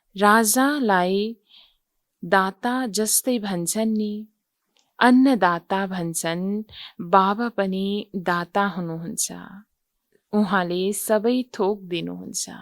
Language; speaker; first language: Nepali; native; Nepali